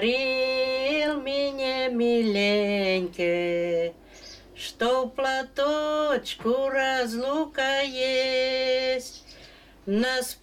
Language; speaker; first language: Russian; native; Russian